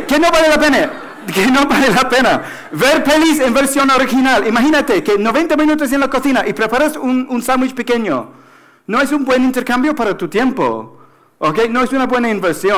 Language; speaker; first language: Spanish; non-native, fluent; English